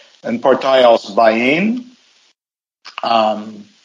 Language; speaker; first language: Dutch; non-native, fluent; English